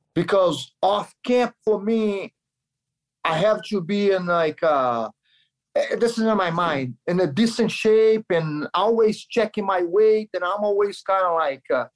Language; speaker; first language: English; non-native, learner; Kyrgyz